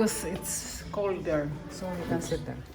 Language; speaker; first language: English; non-native, local second language; Filipino